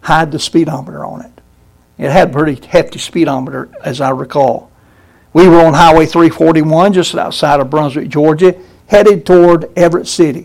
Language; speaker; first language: English; native; English